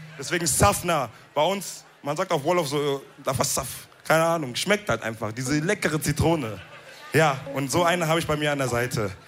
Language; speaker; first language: German; early bilingual, other home language; Wolof